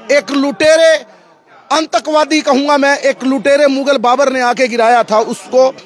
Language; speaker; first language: Hindi; native; Hindi